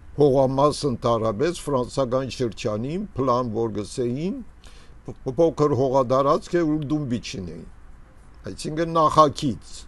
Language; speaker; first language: Armenian; early bilingual, heritage; Armenian